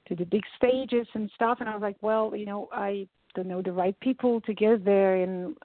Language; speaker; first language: English; non-native, fluent; Bulgarian